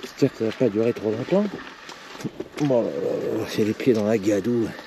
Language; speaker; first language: French; native; French